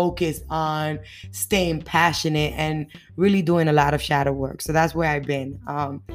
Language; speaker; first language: English; native; English